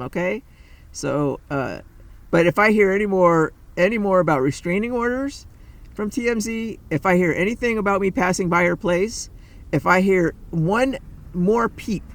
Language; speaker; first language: English; native; English